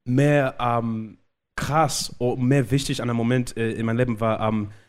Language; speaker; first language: German; non-native, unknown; Shona